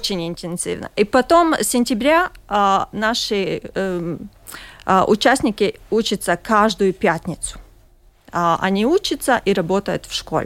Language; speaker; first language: Russian; non-native, local second language; Latvian